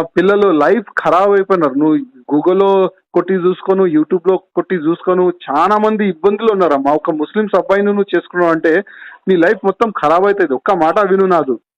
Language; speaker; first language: Telugu; non-native, local second language; Hindi